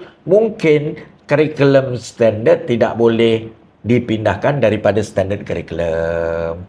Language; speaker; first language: Malay; native; Malay